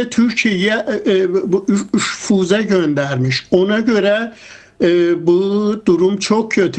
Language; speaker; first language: Turkish; non-native, fluent; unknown